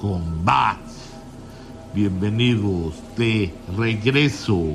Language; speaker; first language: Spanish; early bilingual, heritage; Spanish